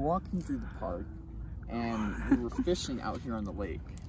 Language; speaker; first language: English; native; English